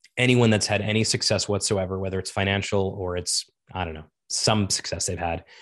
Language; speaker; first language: English; native; English